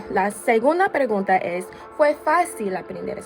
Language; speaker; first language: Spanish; non-native, fluent; English